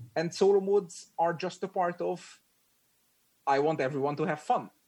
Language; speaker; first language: English; non-native, fluent; Hungarian